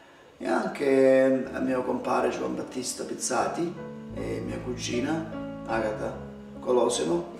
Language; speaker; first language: Italian; early bilingual, heritage; Italian